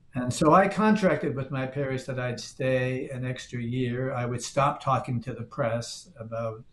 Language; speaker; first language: English; native; English